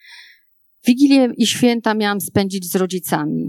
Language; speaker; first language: Polish; native; Polish